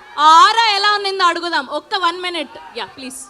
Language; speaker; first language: Telugu; native; Telugu